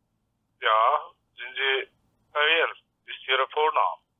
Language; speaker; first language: German; non-native, learner; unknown